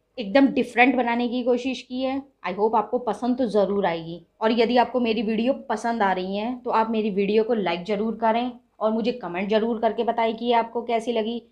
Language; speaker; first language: Hindi; native; Hindi